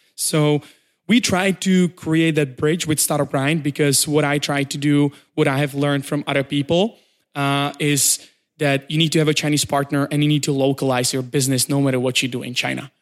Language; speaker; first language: English; non-native, fluent; Czech